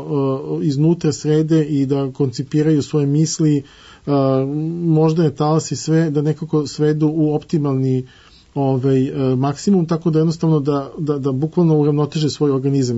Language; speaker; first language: Serbian; native; Serbian